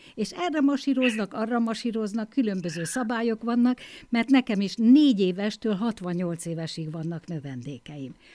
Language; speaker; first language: Hungarian; native; Hungarian